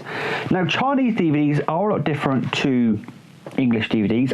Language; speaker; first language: English; native; English